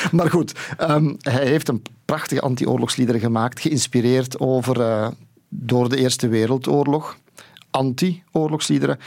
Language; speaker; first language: Dutch; native; Dutch